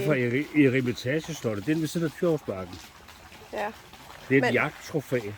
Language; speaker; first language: Danish; native; Danish